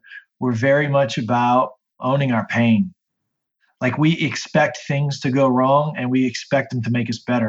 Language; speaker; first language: English; native; English